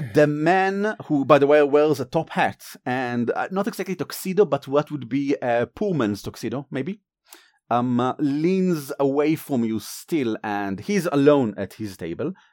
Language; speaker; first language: English; non-native, fluent; Hebrew